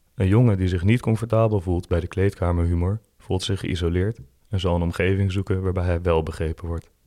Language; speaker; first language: Dutch; native; Dutch